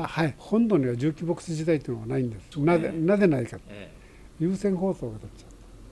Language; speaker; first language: Japanese; native; Japanese